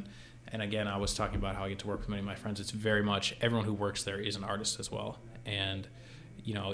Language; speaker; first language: English; native; English